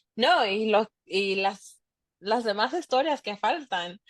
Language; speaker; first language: Spanish; early bilingual, heritage; Spanish